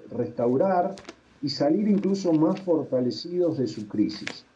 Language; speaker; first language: Spanish; native; Spanish